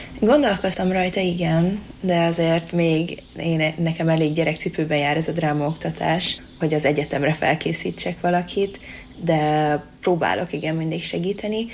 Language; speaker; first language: Hungarian; native; Hungarian